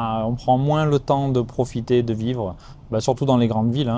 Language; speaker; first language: French; native; French